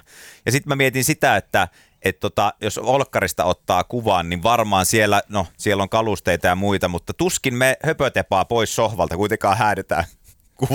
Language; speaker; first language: Finnish; native; Finnish